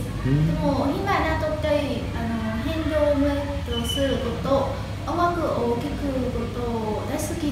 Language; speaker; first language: Japanese; non-native, learner; Vietnamese